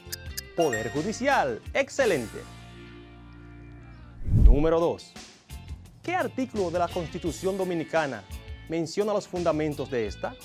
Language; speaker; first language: Spanish; native; Spanish